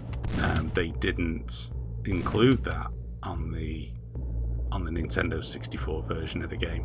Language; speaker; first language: English; native; English